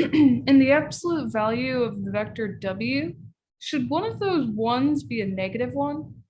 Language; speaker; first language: English; native; English